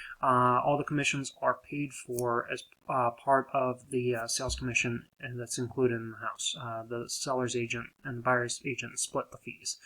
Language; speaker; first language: English; native; English